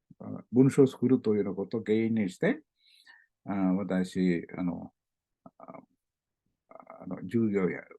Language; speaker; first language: Japanese; non-native, learner; Malayalam